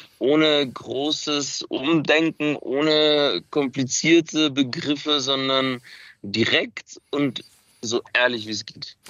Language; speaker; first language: German; early bilingual, other home language; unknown